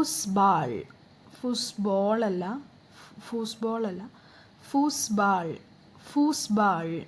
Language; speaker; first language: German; non-native, fluent; Malayalam